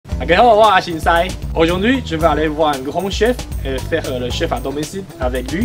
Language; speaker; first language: French; non-native, fluent; Chinese